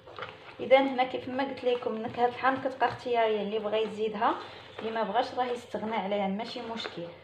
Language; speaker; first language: Arabic; native; Arabic